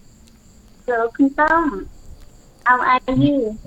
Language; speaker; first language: English; non-native, learner; Thai